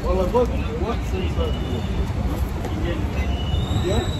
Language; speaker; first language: English; non-native, learner; Arabic